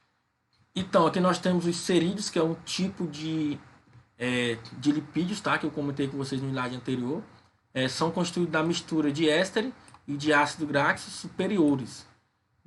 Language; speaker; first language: Portuguese; native; Portuguese